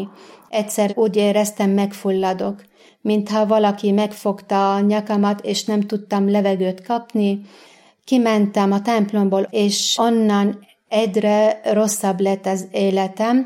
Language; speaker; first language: Hungarian; non-native, learner; Arabic